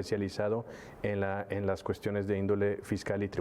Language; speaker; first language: Spanish; native; Spanish